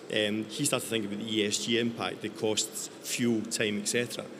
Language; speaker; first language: English; native; English